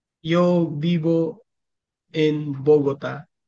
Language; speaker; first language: Spanish; non-native, learner; Filipino